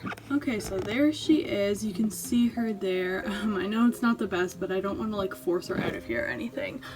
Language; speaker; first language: English; native; English